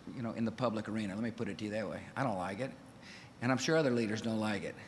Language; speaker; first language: English; native; English